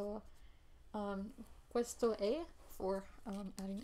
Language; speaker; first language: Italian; non-native, learner; English